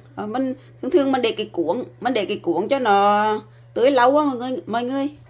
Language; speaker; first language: Vietnamese; native; Vietnamese